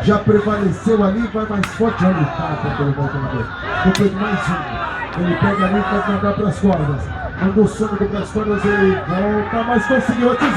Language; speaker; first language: Portuguese; native; Portuguese